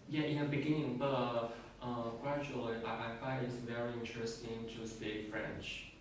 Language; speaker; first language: English; non-native, learner; Chinese